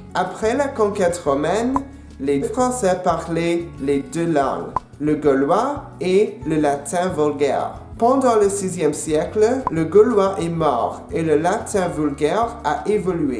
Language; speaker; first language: French; non-native, local second language; English